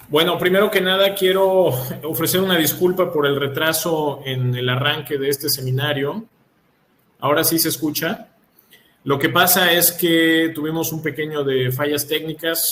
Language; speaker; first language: Spanish; native; Spanish